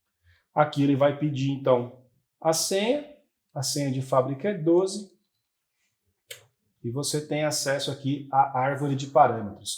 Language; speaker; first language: Portuguese; native; Portuguese